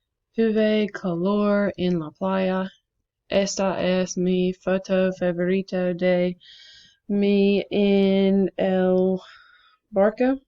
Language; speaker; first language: Spanish; non-native, learner; English